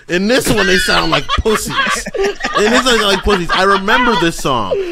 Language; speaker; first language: English; native; English